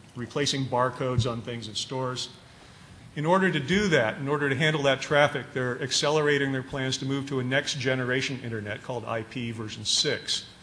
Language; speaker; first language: English; native; English